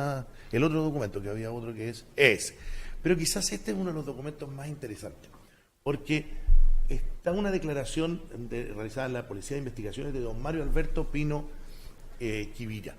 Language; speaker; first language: Spanish; native; Spanish